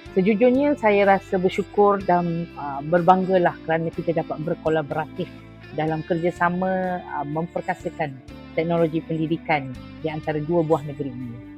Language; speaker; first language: Malay; native; Malay